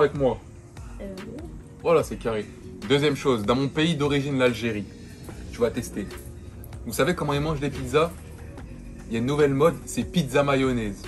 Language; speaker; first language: French; native; French